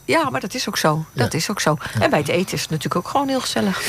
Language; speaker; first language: Dutch; native; Dutch